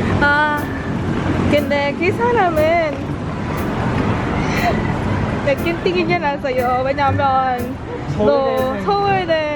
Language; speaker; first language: Korean; non-native, learner; Filipino